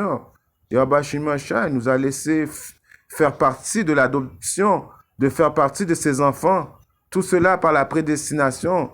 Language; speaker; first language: French; native; French